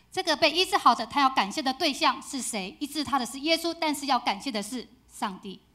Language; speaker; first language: Chinese; native; Chinese